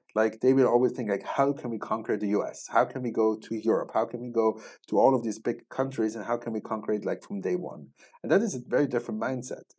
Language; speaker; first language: English; non-native, fluent; Swiss German